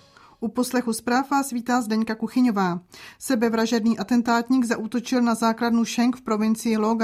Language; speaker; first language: Czech; native; Czech